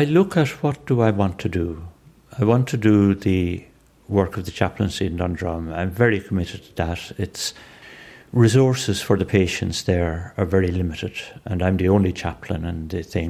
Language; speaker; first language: English; native; English